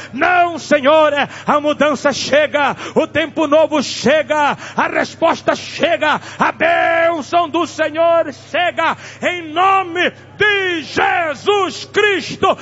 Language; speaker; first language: Portuguese; non-native, local second language; Tsonga